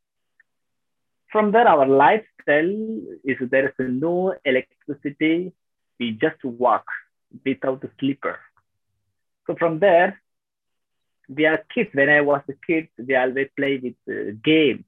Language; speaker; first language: English; non-native, local second language; Tamil